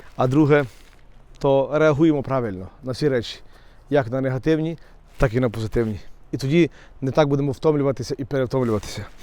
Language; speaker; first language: Ukrainian; native; Ukrainian